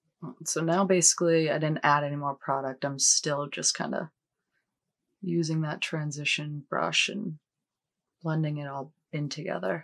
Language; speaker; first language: English; native; English